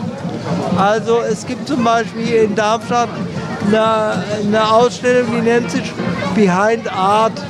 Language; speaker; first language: German; native; German